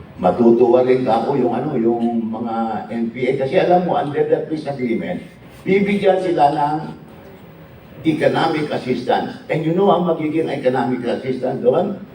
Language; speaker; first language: Filipino; non-native, local second language; Iloko